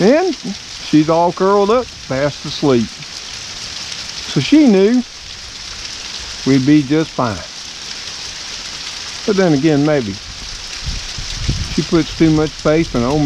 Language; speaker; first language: English; native; English